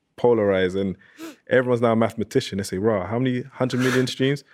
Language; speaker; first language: English; early bilingual, other home language; Yoruba